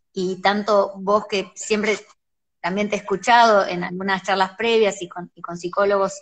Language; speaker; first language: Spanish; native; Spanish